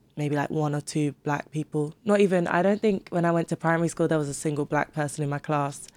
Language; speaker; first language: English; native; English